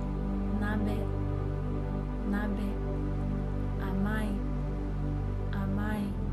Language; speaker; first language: Japanese; non-native, fluent; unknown